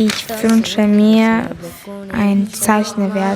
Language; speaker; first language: German; early bilingual, other home language; Kurdish